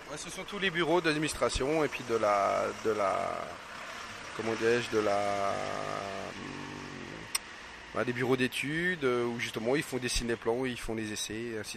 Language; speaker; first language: French; native; French